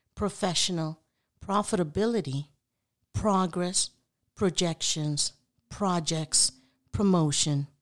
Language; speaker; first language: English; non-native, local second language; Urdu